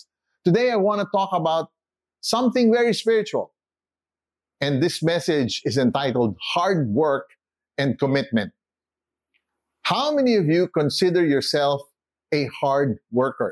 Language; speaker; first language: English; non-native, local second language; Filipino